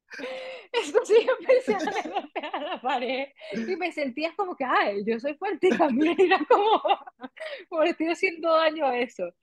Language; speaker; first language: Spanish; early bilingual, heritage; Spanish